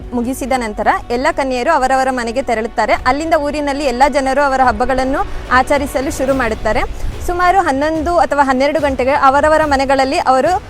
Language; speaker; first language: Kannada; non-native, local second language; Lambadi